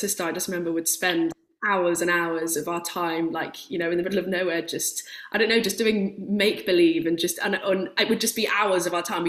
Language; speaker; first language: English; native; English